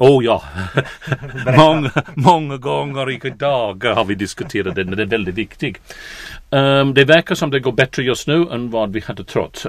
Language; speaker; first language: Swedish; non-native, fluent; English